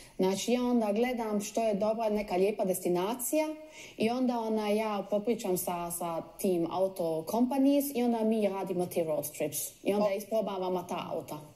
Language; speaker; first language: Croatian; early bilingual, heritage; Croatian